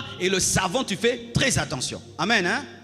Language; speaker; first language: French; non-native, local second language; Lingala